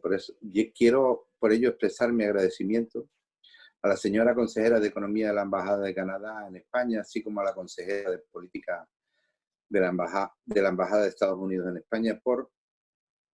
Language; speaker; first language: Spanish; native; Spanish